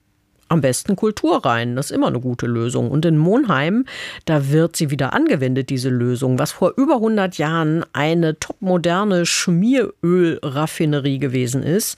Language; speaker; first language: German; native; German